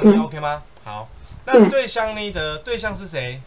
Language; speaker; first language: Chinese; native; Chinese